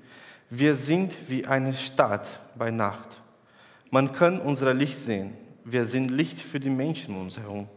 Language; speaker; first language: German; non-native, fluent; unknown